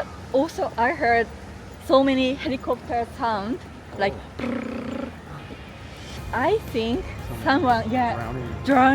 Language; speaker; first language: English; non-native, learner; Japanese